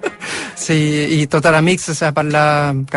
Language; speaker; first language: Catalan; non-native, learner; Korean